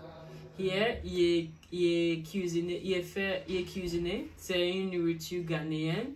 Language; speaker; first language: French; non-native, learner; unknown